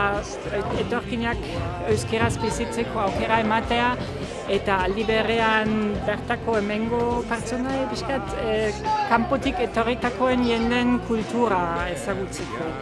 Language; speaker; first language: Basque; non-native, fluent; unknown